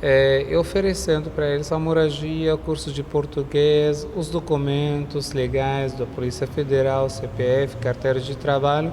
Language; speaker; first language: Portuguese; non-native, fluent; Arabic